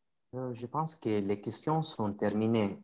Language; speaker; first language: French; non-native, fluent; Italian